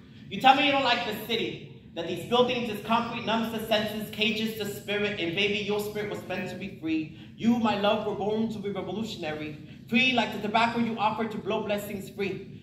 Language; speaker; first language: English; early bilingual, other home language; Spanish